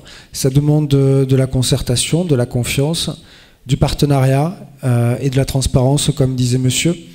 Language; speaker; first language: French; native; French